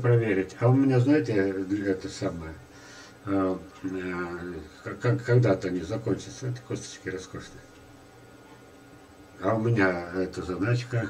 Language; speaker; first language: Russian; native; Russian